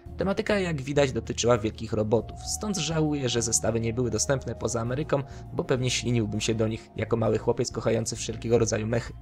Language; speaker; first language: Polish; native; Polish